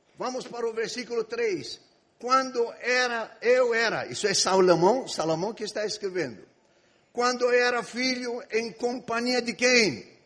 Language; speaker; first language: Portuguese; non-native, fluent; Greek